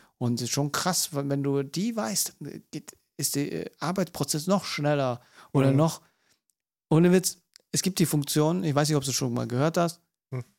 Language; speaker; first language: German; early bilingual, other home language; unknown